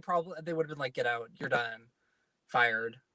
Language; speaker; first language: English; native; English